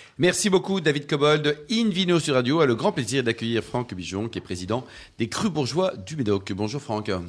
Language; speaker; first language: French; native; French